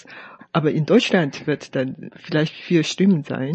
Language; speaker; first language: German; non-native, fluent; Chinese